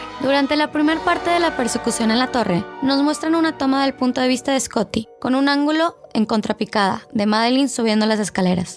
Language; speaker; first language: Spanish; native; Spanish